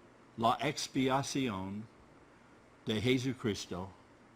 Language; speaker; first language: Spanish; non-native, learner; English